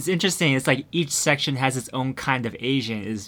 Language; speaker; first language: English; early bilingual, other home language; Min Nan Chinese